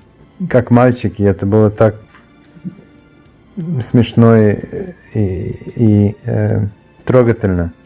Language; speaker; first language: Russian; early bilingual, heritage; Russian